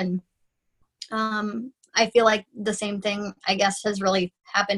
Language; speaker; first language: English; native; English